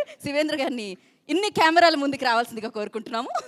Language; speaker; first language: Telugu; native; Telugu